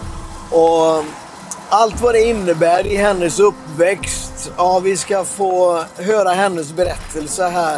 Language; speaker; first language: Swedish; native; Swedish